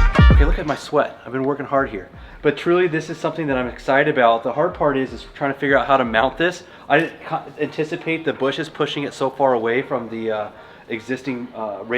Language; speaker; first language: English; native; English